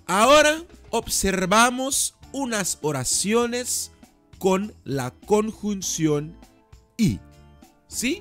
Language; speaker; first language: Spanish; non-native, fluent; Dutch